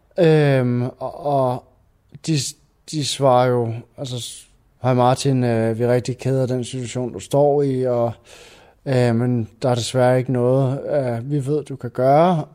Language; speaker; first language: Danish; native; Danish